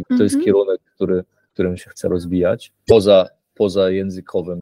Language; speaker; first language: Polish; early bilingual, heritage; Polish